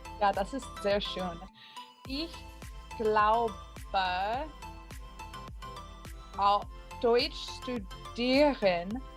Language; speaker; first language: German; non-native, learner; English